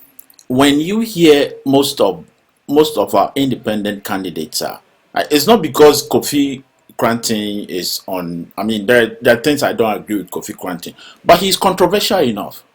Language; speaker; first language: English; non-native, local second language; Akan